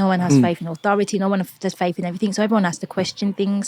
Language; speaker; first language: English; native; English